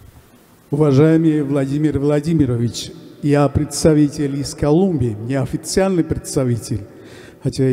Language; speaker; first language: Russian; non-native, fluent; Spanish